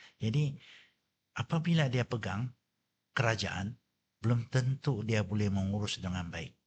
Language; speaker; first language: Malay; non-native, local second language; Chinese